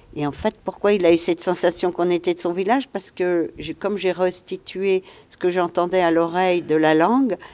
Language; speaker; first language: French; native; French